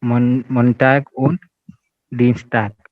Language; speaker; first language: German; non-native, learner; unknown